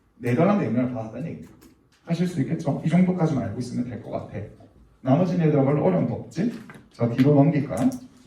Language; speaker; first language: Korean; native; Korean